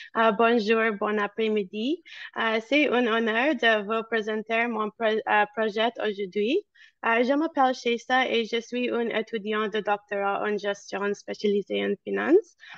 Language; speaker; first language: French; non-native, learner; English